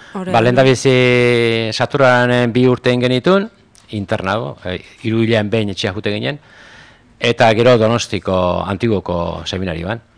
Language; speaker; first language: Basque; native; Basque